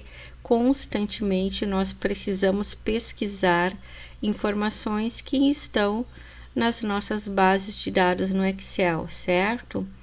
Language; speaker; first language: Portuguese; native; Portuguese